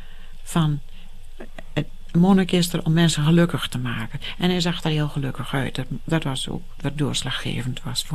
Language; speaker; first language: Dutch; native; Dutch